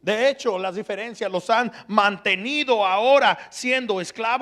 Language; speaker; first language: Spanish; early bilingual, heritage; Spanish